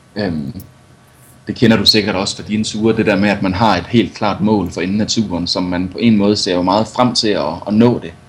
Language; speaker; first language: Danish; native; Danish